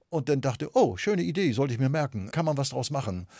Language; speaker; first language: German; native; German